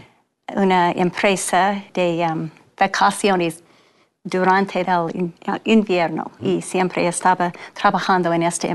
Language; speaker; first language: Spanish; non-native, fluent; English